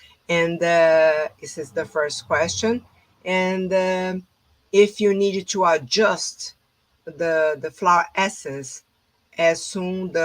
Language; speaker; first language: English; non-native, fluent; Portuguese